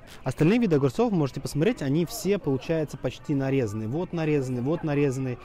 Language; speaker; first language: Russian; native; Russian